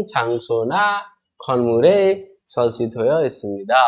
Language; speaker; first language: Korean; non-native, fluent; Nepali